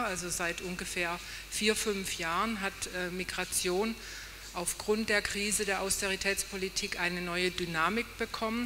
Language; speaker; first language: German; native; German